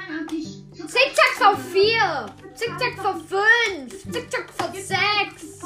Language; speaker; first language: German; native; German